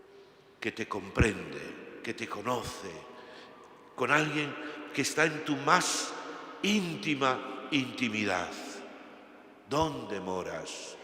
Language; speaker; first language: Spanish; native; Spanish